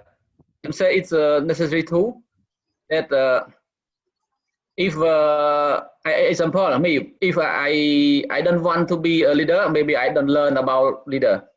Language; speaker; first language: English; non-native, learner; Khmer